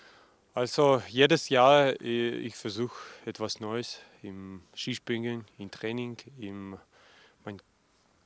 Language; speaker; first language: German; non-native, learner; Russian